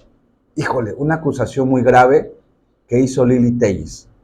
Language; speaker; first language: Spanish; native; Spanish